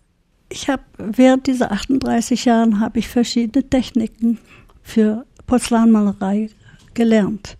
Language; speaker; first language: German; early bilingual, heritage; German